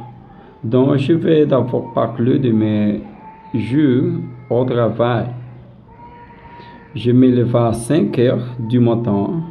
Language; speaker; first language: French; non-native, learner; Spanish